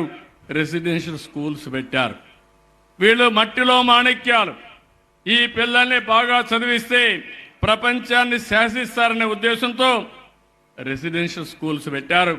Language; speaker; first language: Telugu; native; Telugu